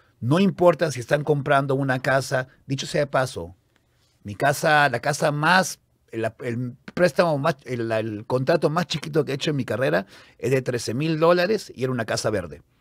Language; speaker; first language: Spanish; native; Spanish